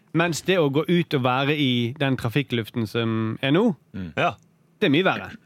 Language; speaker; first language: Norwegian; native; Norwegian